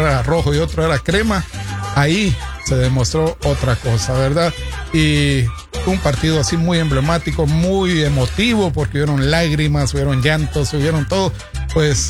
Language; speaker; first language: Spanish; native; Spanish